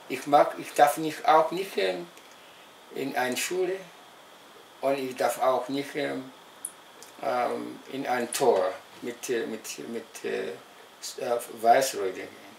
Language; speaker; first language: German; non-native, local second language; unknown